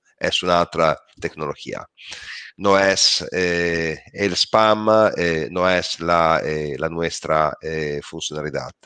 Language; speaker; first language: Spanish; non-native, learner; Italian